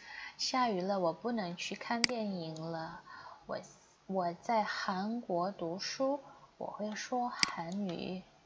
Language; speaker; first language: Chinese; non-native, fluent; Indonesian